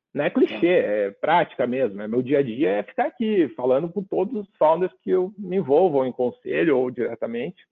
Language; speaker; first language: Portuguese; native; Portuguese